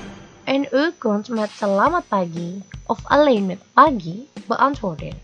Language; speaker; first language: Dutch; non-native, fluent; Indonesian